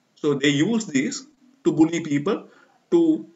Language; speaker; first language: English; non-native, local second language; Sinhala